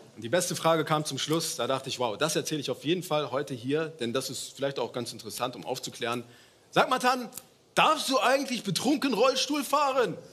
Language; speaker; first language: German; early bilingual, other home language; Turkish